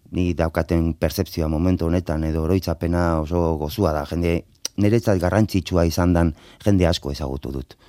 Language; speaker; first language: Basque; non-native, local second language; Spanish